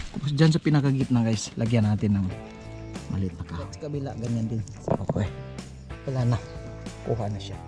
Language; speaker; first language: Filipino; non-native, local second language; Cebuano